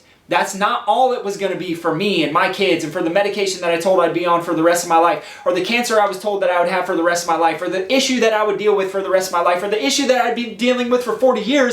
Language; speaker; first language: English; native; English